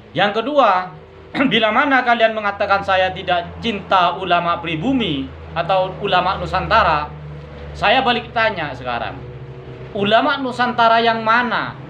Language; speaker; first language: Indonesian; non-native, local second language; Madurese